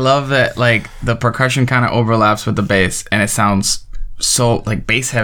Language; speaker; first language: English; native; English